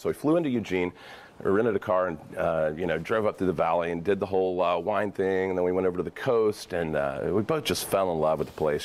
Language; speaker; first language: English; native; English